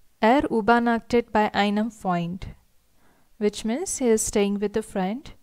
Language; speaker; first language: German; non-native, fluent; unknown